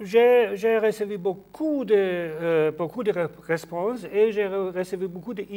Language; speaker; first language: French; non-native, learner; German